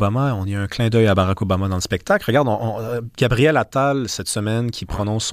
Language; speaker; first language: French; native; French